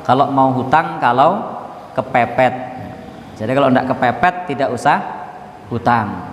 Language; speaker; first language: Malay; non-native, local second language; Javanese